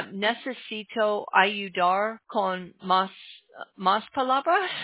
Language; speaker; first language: Spanish; non-native, learner; English